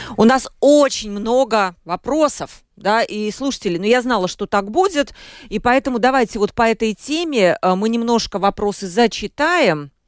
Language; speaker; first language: Russian; native; Russian